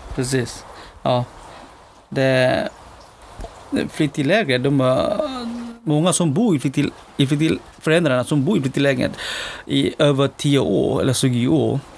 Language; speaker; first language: Swedish; non-native, learner; S'gaw Karen